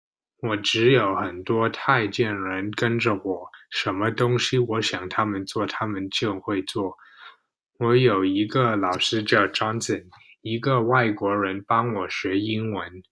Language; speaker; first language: Chinese; non-native, learner; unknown